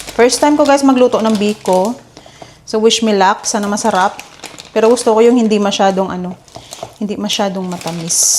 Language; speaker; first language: Filipino; native; Filipino